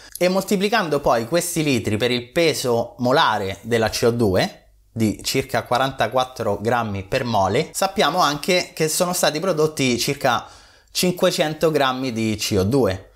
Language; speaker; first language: Italian; native; Italian